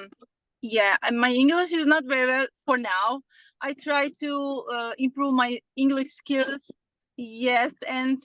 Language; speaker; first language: English; non-native, learner; Turkish